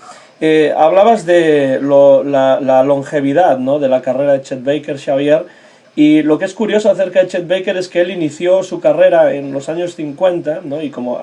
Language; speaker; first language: Spanish; native; Spanish